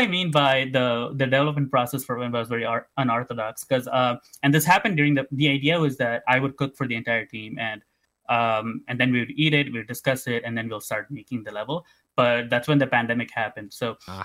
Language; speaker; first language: English; non-native, local second language; Tamil